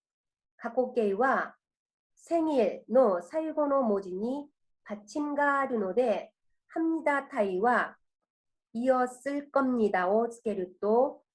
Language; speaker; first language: Japanese; non-native, fluent; Korean